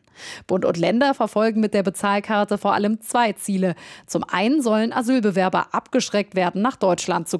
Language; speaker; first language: German; native; German